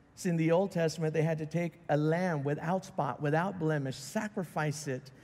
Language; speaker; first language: English; native; English